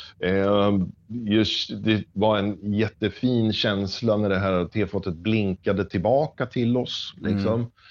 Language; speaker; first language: Swedish; native; Swedish